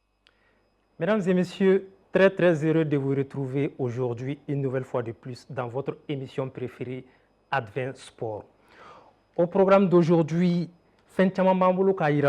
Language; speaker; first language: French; non-native, local second language; Bambara